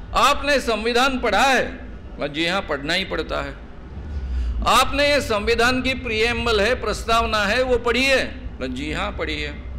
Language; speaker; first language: Hindi; non-native, local second language; Marathi